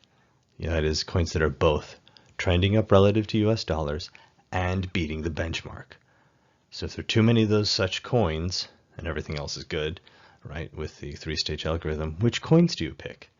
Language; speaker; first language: English; native; English